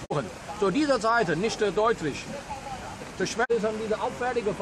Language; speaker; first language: German; non-native, fluent; Chinese